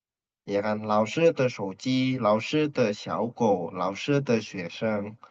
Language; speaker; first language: Chinese; non-native, fluent; Indonesian